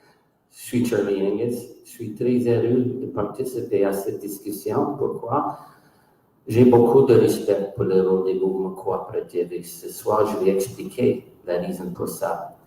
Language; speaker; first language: French; non-native, local second language; English